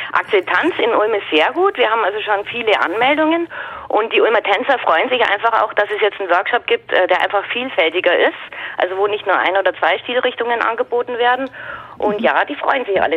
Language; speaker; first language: German; native; German